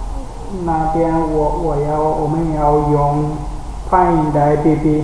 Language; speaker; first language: Chinese; non-native, learner; Bangla